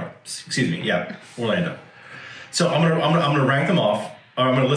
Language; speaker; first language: English; native; English